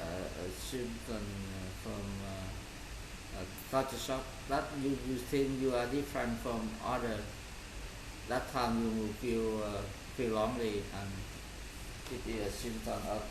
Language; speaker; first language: English; non-native, learner; Vietnamese